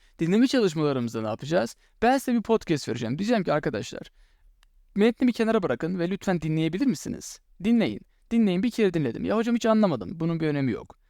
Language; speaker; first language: Turkish; native; Turkish